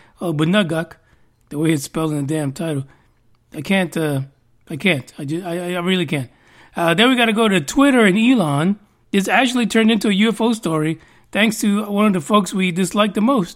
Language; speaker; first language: English; native; English